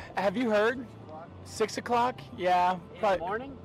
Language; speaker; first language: English; native; English